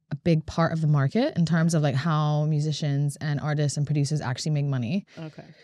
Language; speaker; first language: English; non-native, fluent; Latvian